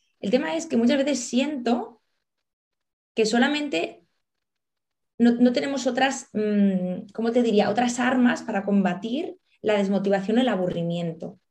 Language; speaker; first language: Spanish; native; Spanish